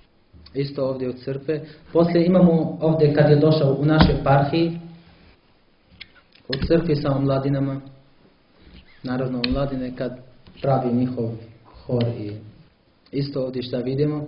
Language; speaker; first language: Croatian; non-native, learner; Arabic